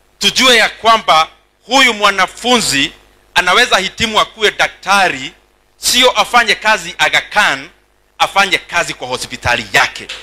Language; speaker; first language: Swahili; non-native, local second language; Kikuyu